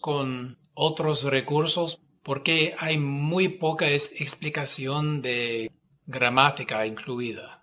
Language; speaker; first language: Spanish; non-native, fluent; English